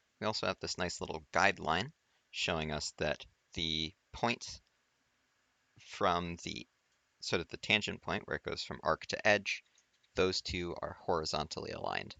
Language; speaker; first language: English; native; English